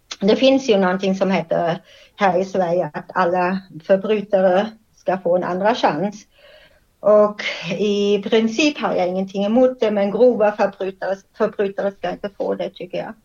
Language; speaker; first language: Swedish; non-native, fluent; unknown